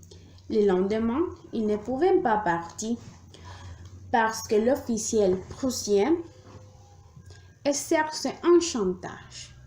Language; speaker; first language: French; non-native, learner; Spanish